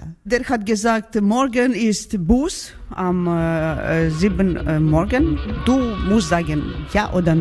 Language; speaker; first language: German; non-native, learner; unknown